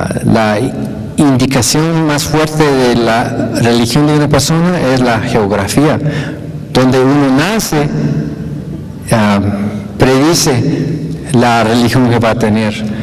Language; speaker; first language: Spanish; non-native, fluent; English